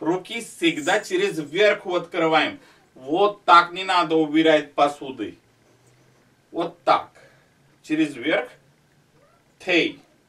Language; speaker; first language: Russian; non-native, learner; Hindi